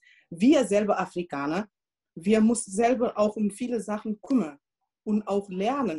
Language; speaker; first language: German; non-native, learner; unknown